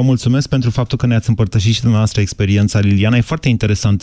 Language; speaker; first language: Romanian; native; Romanian